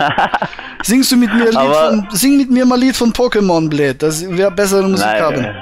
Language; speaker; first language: German; native; German